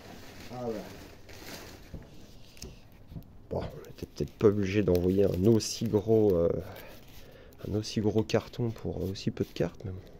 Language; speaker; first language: French; native; French